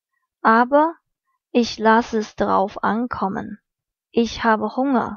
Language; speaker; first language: German; non-native, fluent; Chinese